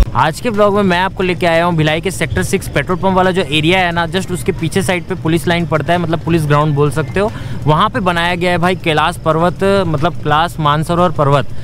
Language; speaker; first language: Hindi; native; Hindi